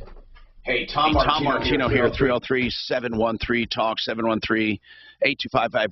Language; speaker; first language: English; native; English